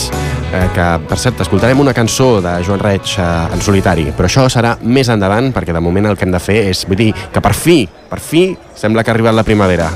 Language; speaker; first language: Catalan; native; Catalan